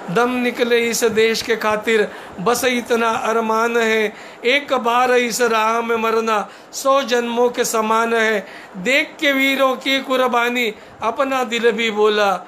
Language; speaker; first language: Hindi; non-native, local second language; Marathi